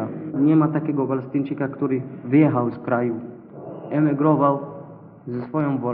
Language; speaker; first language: Polish; non-native, learner; Arabic